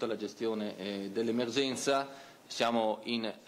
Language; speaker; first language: Italian; native; Italian